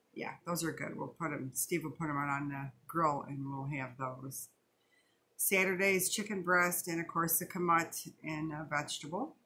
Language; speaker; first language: English; native; English